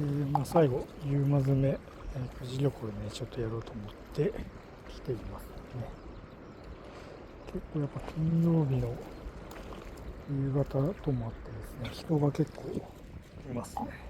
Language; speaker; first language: Japanese; native; Japanese